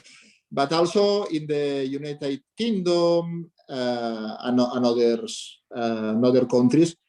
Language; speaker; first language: English; non-native, learner; Catalan